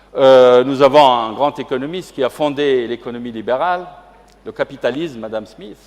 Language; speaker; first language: French; non-native, local second language; Arabic